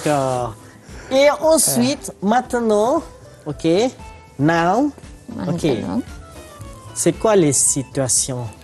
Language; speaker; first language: French; non-native, fluent; Malay